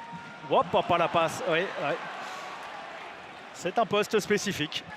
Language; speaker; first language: French; native; French